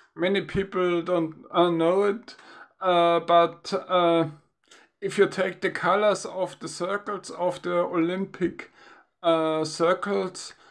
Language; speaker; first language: English; non-native, fluent; German